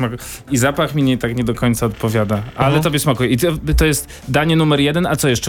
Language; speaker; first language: Polish; native; Polish